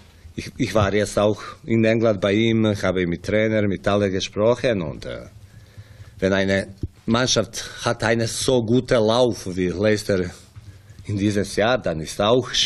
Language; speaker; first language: German; non-native, fluent; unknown